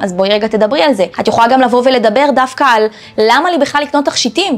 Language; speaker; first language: Hebrew; native; Hebrew